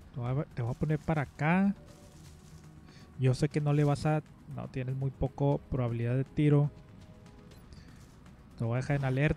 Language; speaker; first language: Spanish; native; Spanish